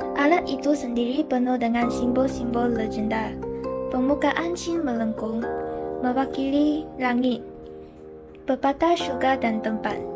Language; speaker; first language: Malay; non-native, local second language; Chinese